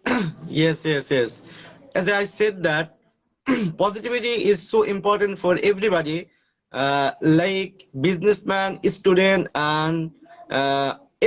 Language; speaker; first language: English; non-native, learner; Bangla